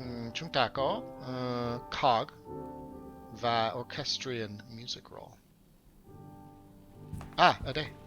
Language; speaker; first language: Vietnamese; non-native, learner; English